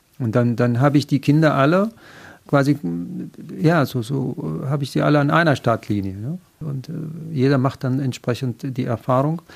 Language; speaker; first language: German; non-native, fluent; Arabic